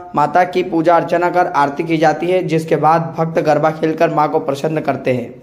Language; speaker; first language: Hindi; native; Hindi